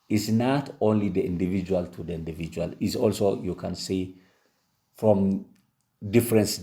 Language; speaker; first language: English; non-native, local second language; Amharic